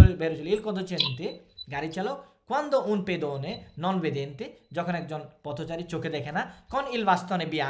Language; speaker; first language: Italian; non-native, fluent; Bangla